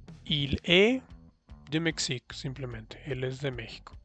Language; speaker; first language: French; non-native, learner; Spanish